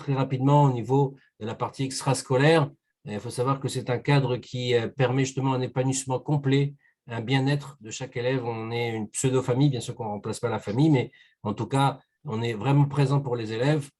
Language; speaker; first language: French; native; French